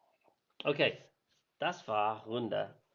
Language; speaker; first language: German; non-native, learner; English